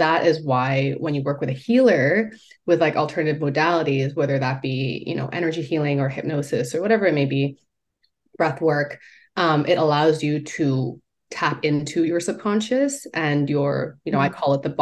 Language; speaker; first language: English; non-native, local second language; Cantonese